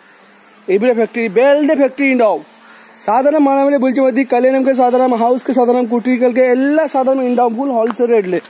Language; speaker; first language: Malayalam; non-native, learner; Hindi